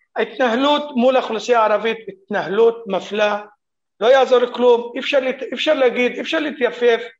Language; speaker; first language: Hebrew; native; Hebrew